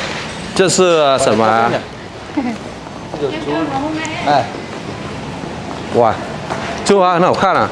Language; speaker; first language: Chinese; non-native, learner; Vietnamese